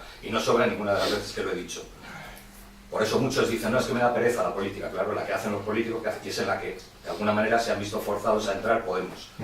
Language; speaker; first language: Spanish; native; Spanish